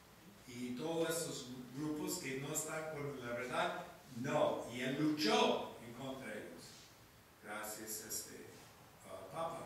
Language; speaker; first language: Spanish; non-native, fluent; English